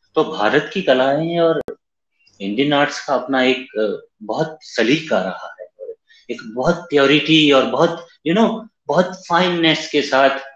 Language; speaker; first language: Hindi; native; Hindi